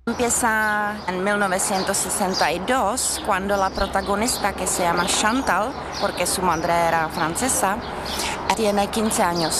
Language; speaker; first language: Spanish; non-native, learner; Czech